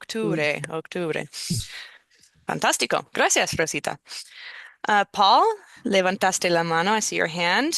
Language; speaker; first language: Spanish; non-native, fluent; English